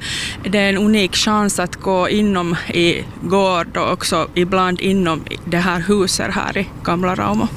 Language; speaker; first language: Swedish; non-native, local second language; Finnish